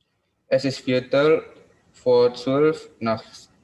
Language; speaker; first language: German; non-native, learner; Indonesian